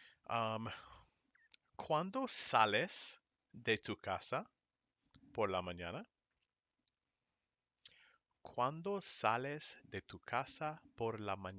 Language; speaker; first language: Spanish; non-native, fluent; English